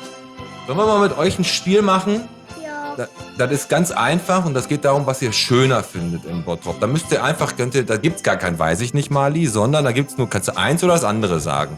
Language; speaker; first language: German; native; German